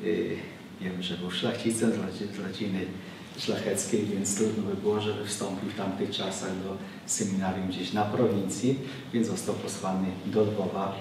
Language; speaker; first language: Polish; native; Polish